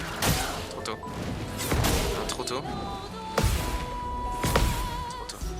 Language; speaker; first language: French; native; French